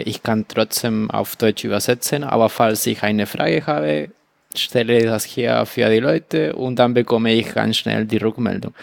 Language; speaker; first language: German; non-native, fluent; Spanish